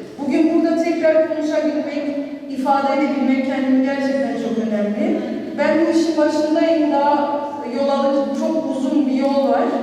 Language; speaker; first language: Turkish; non-native, local second language; Armenian